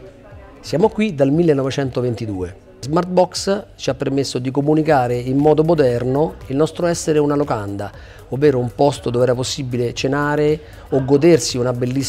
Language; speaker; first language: Italian; native; Italian